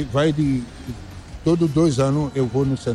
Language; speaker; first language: Portuguese; non-native, fluent; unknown